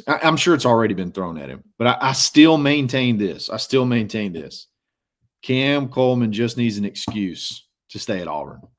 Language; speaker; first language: English; native; English